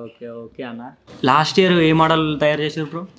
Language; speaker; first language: Telugu; native; Telugu